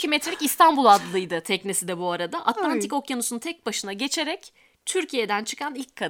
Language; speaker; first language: Turkish; native; Turkish